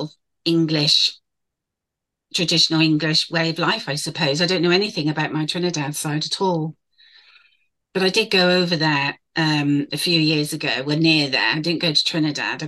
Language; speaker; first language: English; native; English